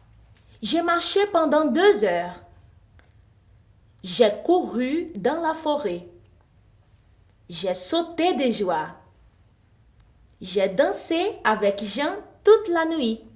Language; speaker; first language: French; non-native, fluent; Portuguese